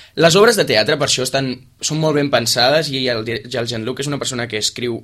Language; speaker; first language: Catalan; native; Catalan